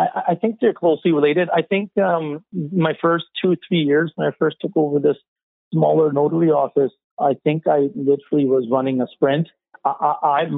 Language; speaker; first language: English; native; English